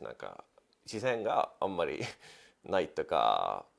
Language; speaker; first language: Japanese; non-native, fluent; Estonian